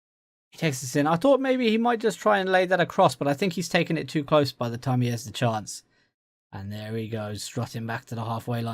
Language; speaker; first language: English; native; English